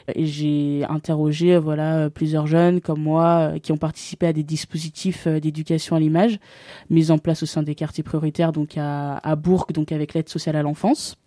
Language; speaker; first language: French; native; French